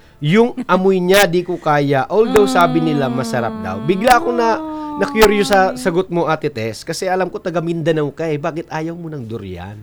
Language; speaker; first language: Filipino; non-native, local second language; Bikol